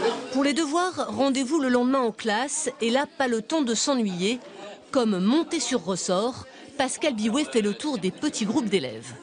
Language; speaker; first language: French; native; French